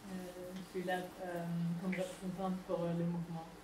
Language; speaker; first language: French; non-native, fluent; Dutch